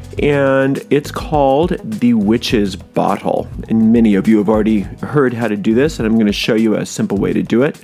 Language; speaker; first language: English; native; English